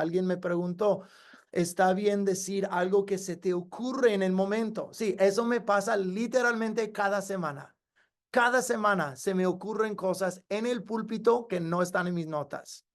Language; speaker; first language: Spanish; non-native, fluent; English